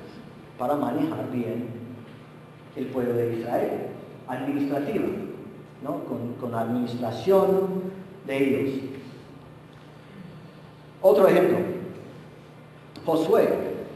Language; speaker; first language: Spanish; non-native, fluent; English